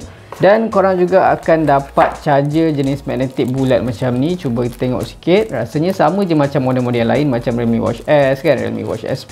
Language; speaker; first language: Malay; native; Malay